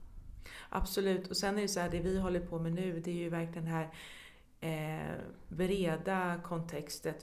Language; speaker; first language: Swedish; native; Swedish